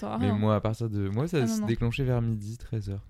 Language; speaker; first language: French; native; French